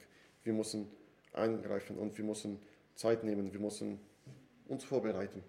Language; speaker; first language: German; non-native, fluent; Portuguese